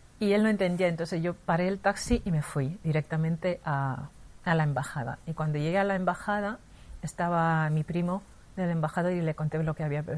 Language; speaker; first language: Spanish; non-native, fluent; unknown